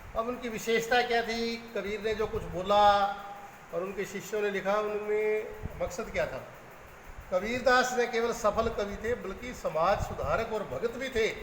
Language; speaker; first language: Hindi; native; Hindi